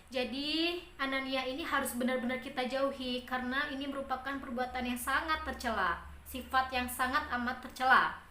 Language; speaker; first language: Indonesian; native; Indonesian